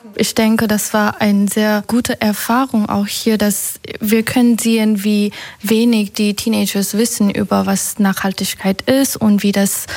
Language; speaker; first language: German; non-native, learner; Nepali